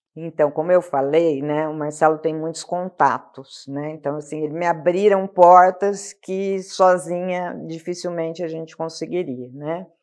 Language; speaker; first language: Portuguese; native; Portuguese